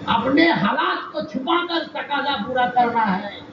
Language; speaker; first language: Hindi; non-native, local second language; Bangla